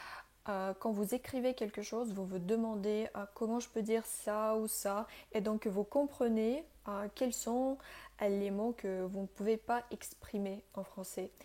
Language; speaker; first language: French; non-native, fluent; Russian